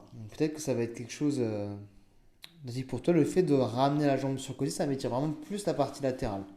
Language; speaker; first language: French; native; French